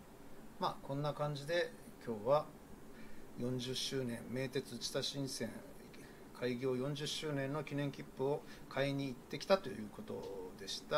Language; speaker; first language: Japanese; native; Japanese